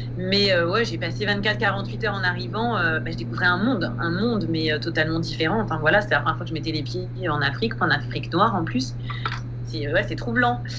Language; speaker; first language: French; native; French